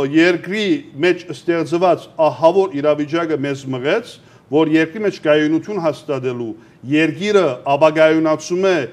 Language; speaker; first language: Armenian; early bilingual, heritage; Armenian